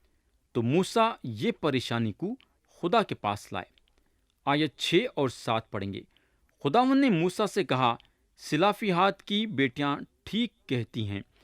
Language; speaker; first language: Urdu; native; Urdu